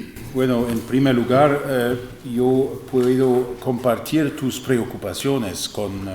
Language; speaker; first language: Spanish; non-native, fluent; German